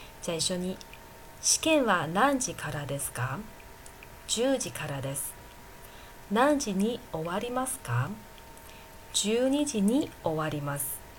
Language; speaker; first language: Japanese; non-native, fluent; Chinese